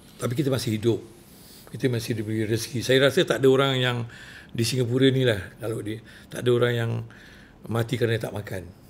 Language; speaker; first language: Malay; native; Malay